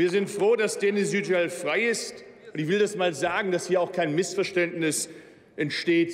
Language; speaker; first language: German; early bilingual, other home language; Turkish